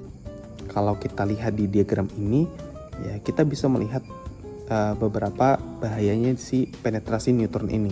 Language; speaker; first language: Indonesian; native; Indonesian